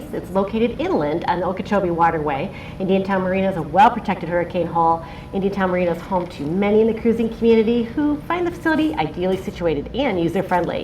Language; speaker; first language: English; native; English